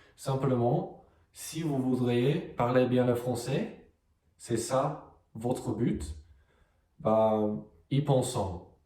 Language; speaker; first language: French; non-native, fluent; English